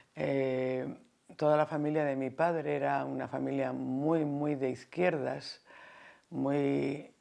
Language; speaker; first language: Spanish; native; Spanish